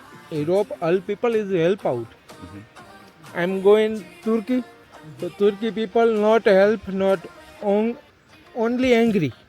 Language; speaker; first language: English; non-native, learner; Gujarati